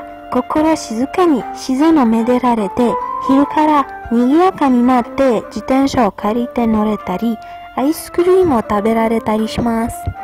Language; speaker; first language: Japanese; non-native, learner; Romanian